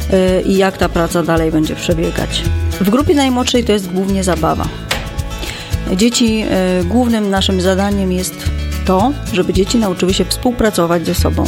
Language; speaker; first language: Polish; native; Polish